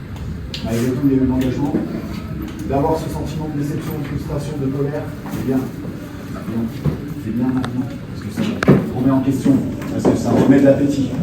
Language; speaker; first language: French; native; French